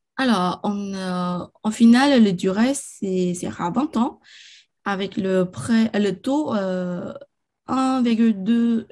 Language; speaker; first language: French; non-native, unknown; Chinese